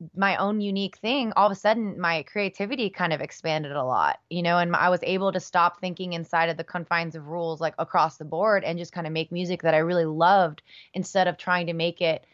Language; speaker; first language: English; early bilingual, other home language; Spanish